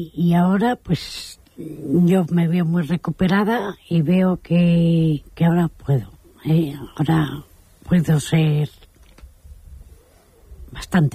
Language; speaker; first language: Spanish; native; Spanish